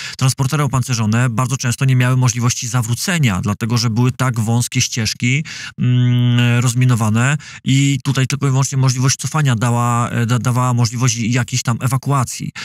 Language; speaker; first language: Polish; native; Polish